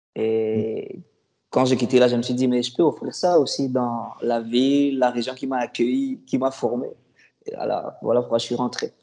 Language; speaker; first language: French; non-native, local second language; Lingala